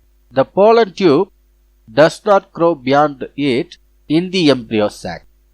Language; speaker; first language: English; non-native, local second language; Tamil